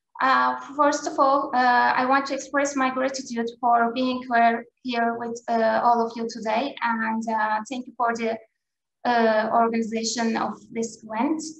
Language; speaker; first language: English; non-native, fluent; Turkish